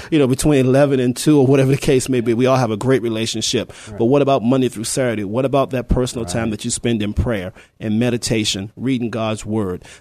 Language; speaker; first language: English; native; English